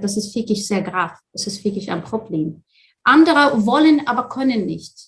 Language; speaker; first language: German; non-native, fluent; Arabic